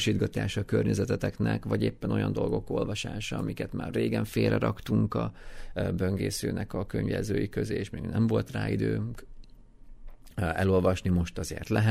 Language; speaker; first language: Hungarian; native; Hungarian